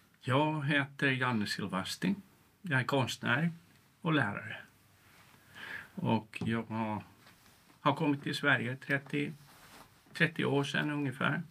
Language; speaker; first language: Swedish; non-native, local second language; Finnish